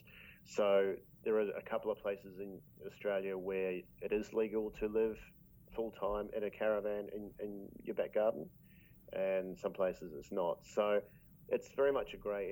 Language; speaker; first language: English; native; English